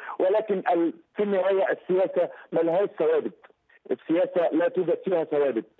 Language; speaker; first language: Arabic; native; Arabic